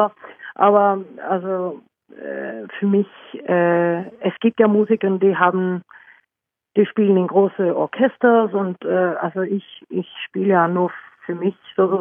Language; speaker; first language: German; non-native, fluent; Norwegian